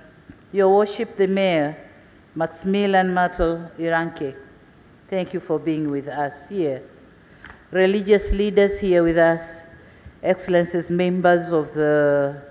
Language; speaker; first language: English; non-native, local second language; Swahili